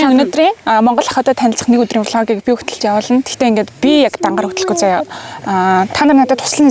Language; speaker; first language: Mongolian; native; Mongolian